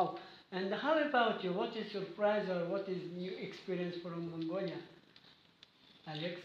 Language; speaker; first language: English; non-native, learner; Mongolian